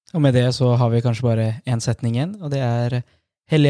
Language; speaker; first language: Norwegian; native; Norwegian